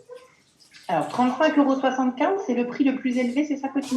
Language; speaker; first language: French; native; French